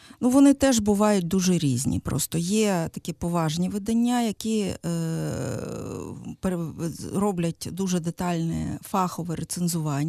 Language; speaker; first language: Ukrainian; native; Ukrainian